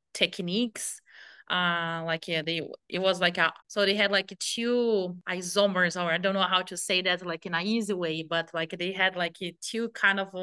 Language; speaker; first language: English; non-native, fluent; Portuguese